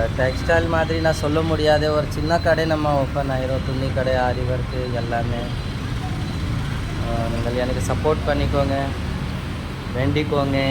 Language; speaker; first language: Tamil; non-native, local second language; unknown